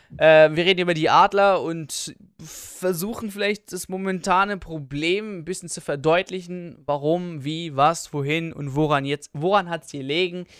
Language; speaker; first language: German; early bilingual, other home language; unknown